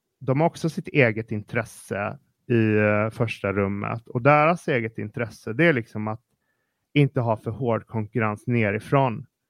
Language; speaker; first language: Swedish; native; Swedish